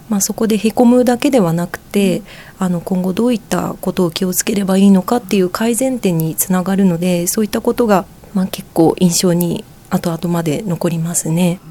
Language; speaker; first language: Japanese; native; Japanese